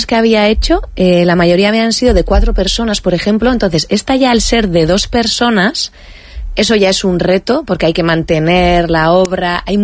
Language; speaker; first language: Spanish; native; Spanish